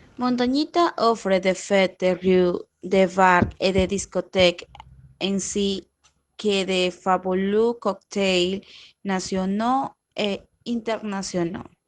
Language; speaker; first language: French; non-native, learner; Spanish